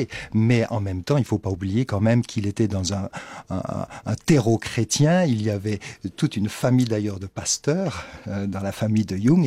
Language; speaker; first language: French; native; French